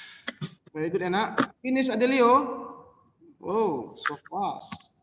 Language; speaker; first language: English; non-native, local second language; Indonesian